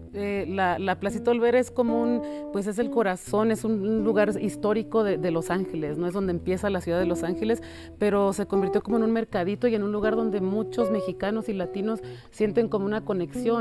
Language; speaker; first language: Spanish; early bilingual, heritage; Spanish